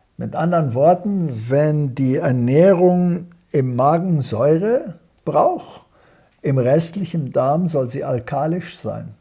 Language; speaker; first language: German; early bilingual, heritage; German